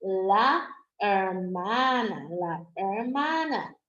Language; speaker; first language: Spanish; non-native, fluent; English